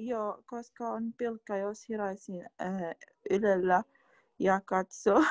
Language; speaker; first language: Finnish; non-native, learner; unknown